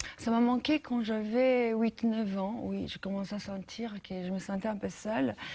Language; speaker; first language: French; non-native, fluent; Italian